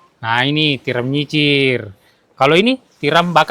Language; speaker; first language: Malay; native; Malay